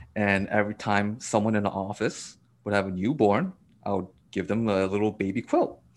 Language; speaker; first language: English; native; English